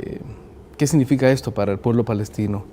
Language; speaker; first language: Spanish; native; Spanish